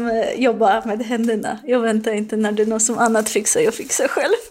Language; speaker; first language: Swedish; non-native, learner; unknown